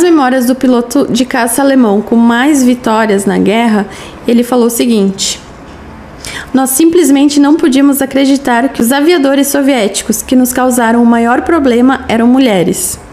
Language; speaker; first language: Portuguese; native; Portuguese